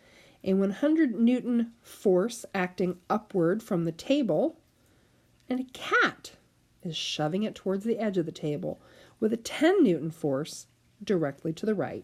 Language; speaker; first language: English; native; English